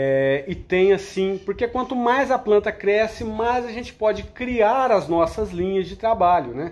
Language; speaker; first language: Portuguese; native; Portuguese